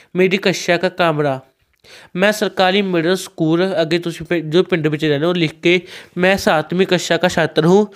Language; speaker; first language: Hindi; non-native, local second language; Punjabi